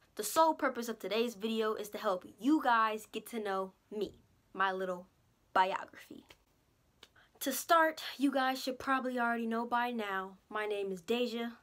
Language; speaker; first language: English; native; English